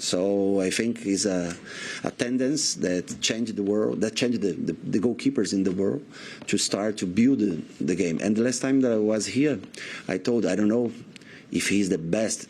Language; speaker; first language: English; non-native, learner; Portuguese